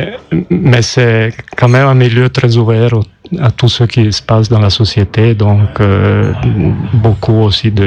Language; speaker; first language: French; non-native, local second language; German